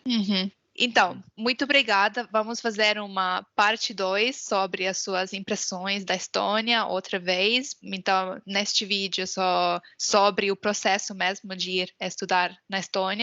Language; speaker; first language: Portuguese; non-native, fluent; Estonian